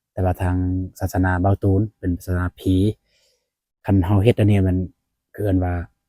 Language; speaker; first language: Lao; non-native, local second language; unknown